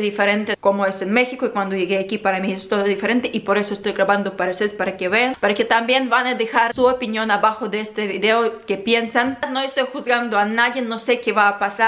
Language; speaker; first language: Spanish; non-native, fluent; Ukrainian